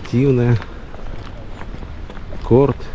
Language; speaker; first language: Russian; native; Russian